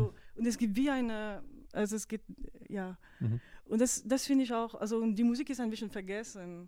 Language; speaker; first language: German; non-native, fluent; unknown